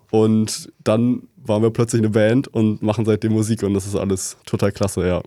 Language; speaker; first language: German; native; German